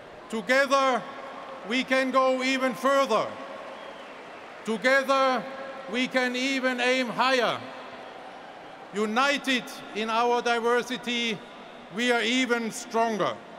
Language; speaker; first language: English; non-native, fluent; German